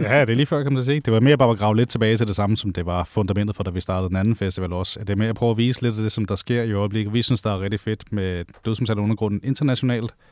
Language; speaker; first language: Danish; native; Danish